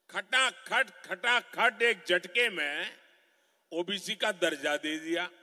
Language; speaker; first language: Hindi; non-native, local second language; Gujarati